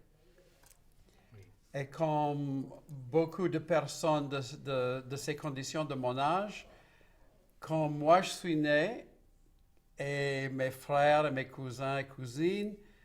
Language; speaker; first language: French; non-native, local second language; English